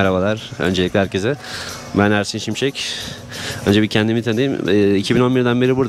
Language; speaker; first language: Turkish; native; Turkish